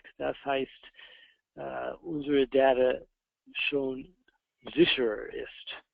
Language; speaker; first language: German; non-native, fluent; English